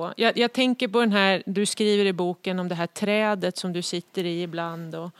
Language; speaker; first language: Swedish; native; Swedish